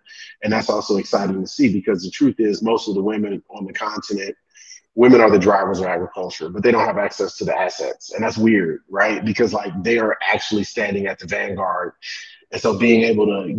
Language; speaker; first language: English; native; English